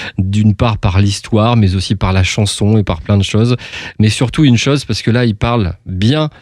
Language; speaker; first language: French; native; French